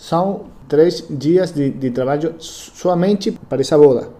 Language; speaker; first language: Portuguese; non-native, learner; Spanish